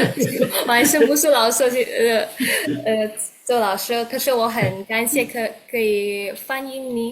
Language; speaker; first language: Chinese; non-native, learner; Indonesian